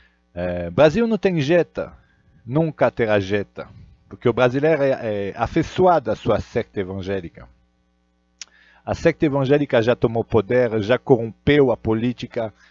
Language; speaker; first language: Portuguese; non-native, fluent; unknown